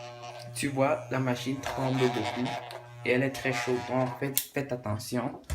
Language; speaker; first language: French; non-native, local second language; English